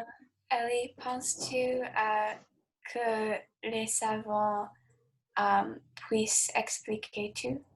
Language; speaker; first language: French; non-native, learner; English